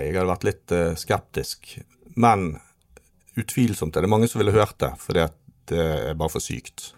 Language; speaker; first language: Norwegian; native; Norwegian